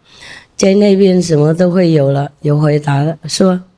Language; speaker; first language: Chinese; non-native, fluent; Vietnamese